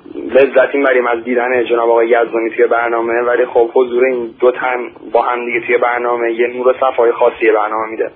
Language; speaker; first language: Persian; native; Persian